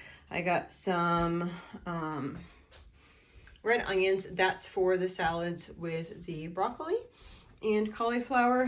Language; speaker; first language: English; native; English